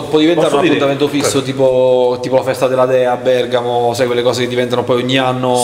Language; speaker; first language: Italian; native; Italian